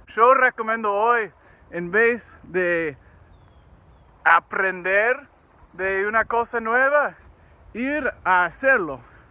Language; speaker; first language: Spanish; non-native, learner; English